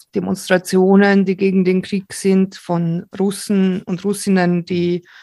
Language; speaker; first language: German; early bilingual, other home language; Slovak